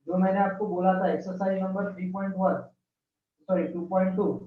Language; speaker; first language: Hindi; non-native, local second language; Marathi